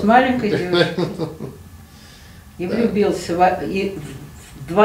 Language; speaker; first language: Russian; native; Russian